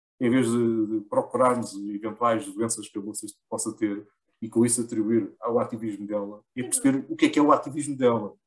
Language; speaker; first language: Portuguese; native; Portuguese